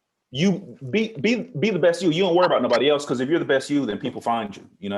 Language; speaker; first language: English; native; English